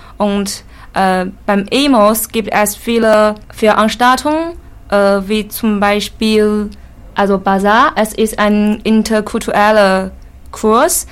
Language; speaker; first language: German; non-native, learner; Chinese